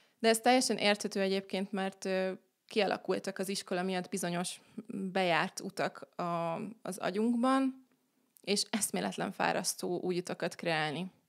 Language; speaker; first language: Hungarian; native; Hungarian